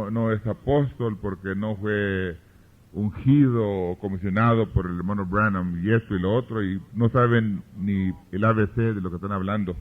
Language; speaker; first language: Spanish; early bilingual, heritage; Spanish